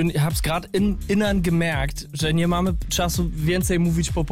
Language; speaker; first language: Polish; early bilingual, heritage; German